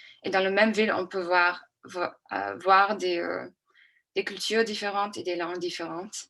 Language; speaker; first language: French; non-native, fluent; English